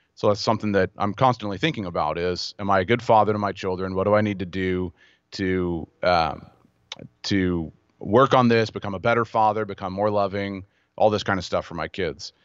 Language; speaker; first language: English; native; English